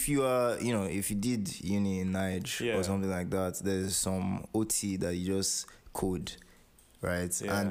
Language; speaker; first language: English; non-native, local second language; Yoruba